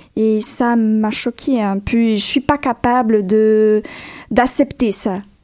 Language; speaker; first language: French; non-native, fluent; Portuguese